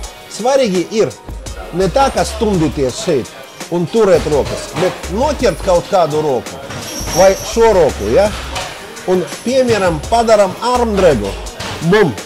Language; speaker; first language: Latvian; non-native, local second language; Russian